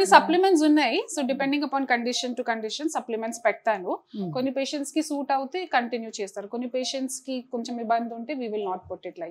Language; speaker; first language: Telugu; non-native, fluent; Hindi